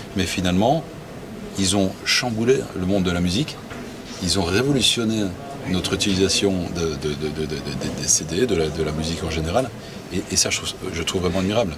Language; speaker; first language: French; native; French